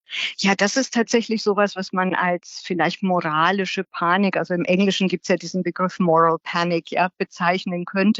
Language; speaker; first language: German; native; German